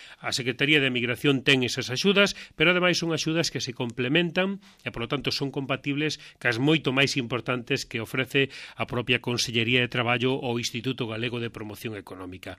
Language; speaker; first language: Galician; non-native, local second language; Spanish